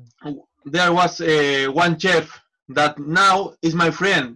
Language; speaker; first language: English; non-native, learner; Spanish